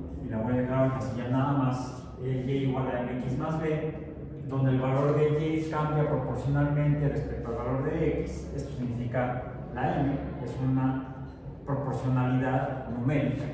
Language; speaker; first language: Spanish; native; Spanish